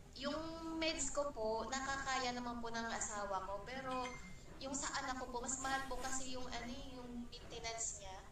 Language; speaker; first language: Filipino; non-native, local second language; Cebuano